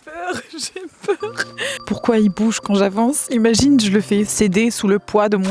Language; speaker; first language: French; native; French